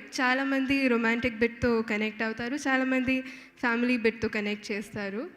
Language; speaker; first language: Telugu; non-native, fluent; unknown